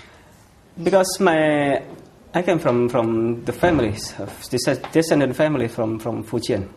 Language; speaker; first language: English; non-native, fluent; Indonesian